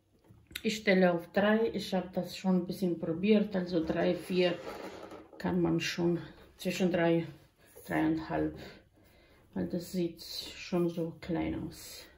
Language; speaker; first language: German; non-native, fluent; Croatian